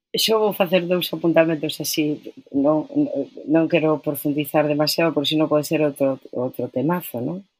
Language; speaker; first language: Galician; non-native, local second language; Spanish